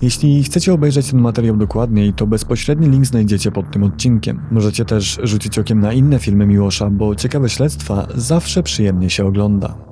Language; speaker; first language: Polish; native; Polish